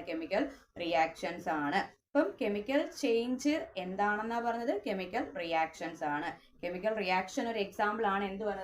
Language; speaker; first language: Malayalam; native; Malayalam